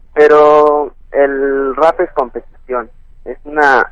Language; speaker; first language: Spanish; non-native, local second language; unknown